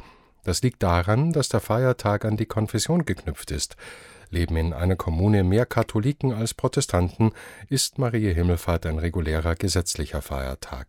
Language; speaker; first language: German; native; German